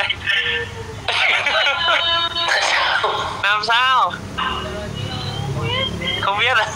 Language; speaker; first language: Vietnamese; non-native, learner; Indonesian